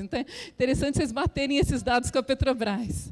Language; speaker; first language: Portuguese; native; Portuguese